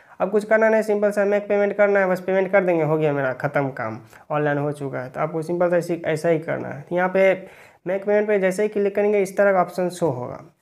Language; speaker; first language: Hindi; native; Hindi